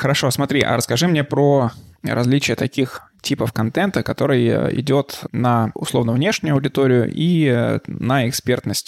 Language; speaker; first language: Russian; native; Russian